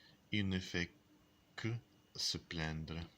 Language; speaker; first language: French; non-native, learner; English